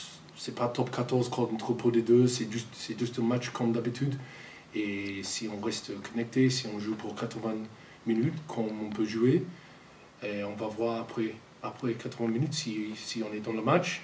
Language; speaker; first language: French; non-native, fluent; English